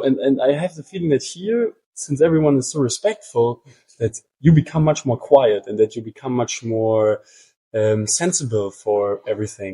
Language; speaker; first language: English; non-native, fluent; German